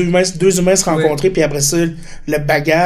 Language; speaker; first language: French; native; French